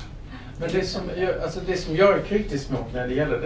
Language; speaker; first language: Swedish; non-native, fluent; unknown